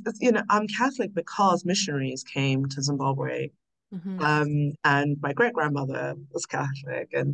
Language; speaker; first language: English; non-native, local second language; North Ndebele